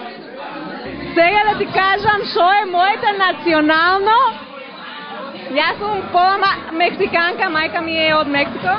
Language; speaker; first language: Macedonian; early bilingual, heritage; Macedonian